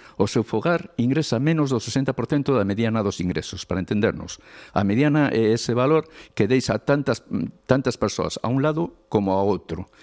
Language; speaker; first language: Galician; non-native, local second language; Spanish